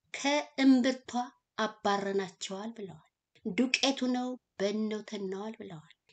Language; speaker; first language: Amharic; native; Amharic